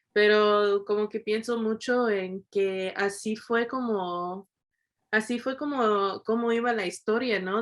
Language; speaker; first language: Spanish; early bilingual, heritage; English